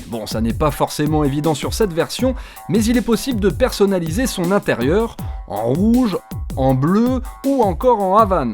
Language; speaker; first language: French; native; French